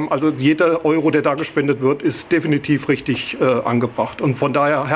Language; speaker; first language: German; native; German